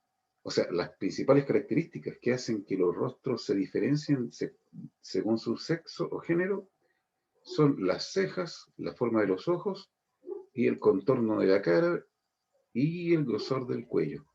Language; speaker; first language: Spanish; native; Spanish